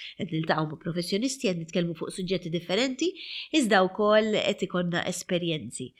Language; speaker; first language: Maltese; native; Maltese